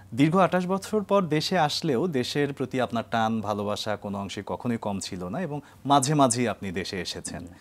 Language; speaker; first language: Bangla; native; Bangla